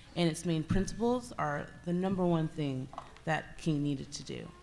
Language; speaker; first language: English; native; English